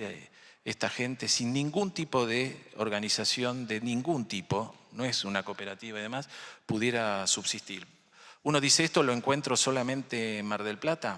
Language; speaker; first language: Spanish; native; Spanish